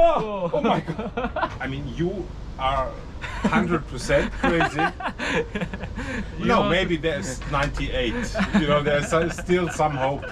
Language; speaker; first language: English; non-native, fluent; German